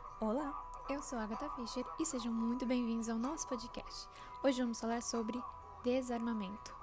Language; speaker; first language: Portuguese; native; Portuguese